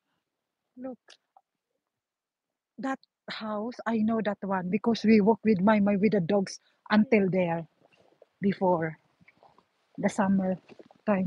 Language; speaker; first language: English; non-native, learner; Filipino